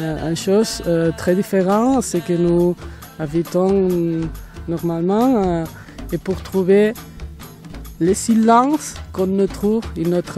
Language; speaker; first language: French; non-native, learner; Catalan